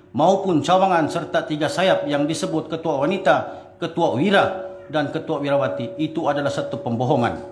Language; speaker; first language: Malay; native; Malay